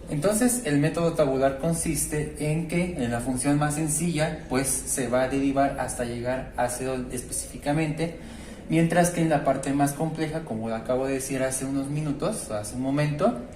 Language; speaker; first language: Spanish; native; Spanish